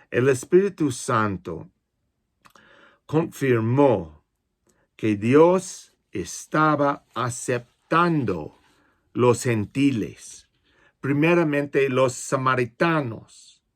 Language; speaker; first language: Spanish; non-native, fluent; English